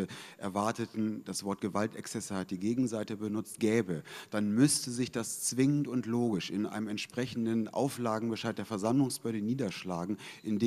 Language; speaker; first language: German; native; German